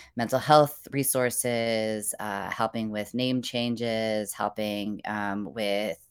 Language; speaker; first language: English; native; English